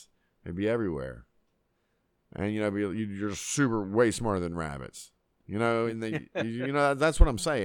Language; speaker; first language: English; native; English